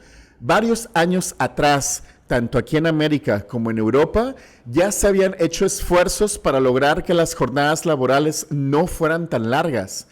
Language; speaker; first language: Spanish; native; Spanish